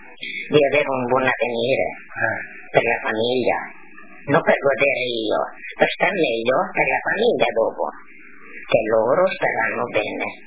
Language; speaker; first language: Italian; non-native, local second language; Friulian